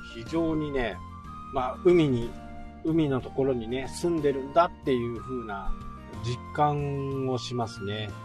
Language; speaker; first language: Japanese; native; Japanese